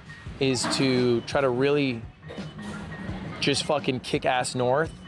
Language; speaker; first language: English; native; English